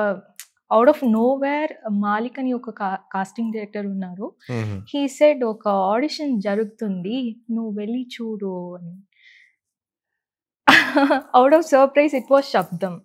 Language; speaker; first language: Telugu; non-native, learner; Tamil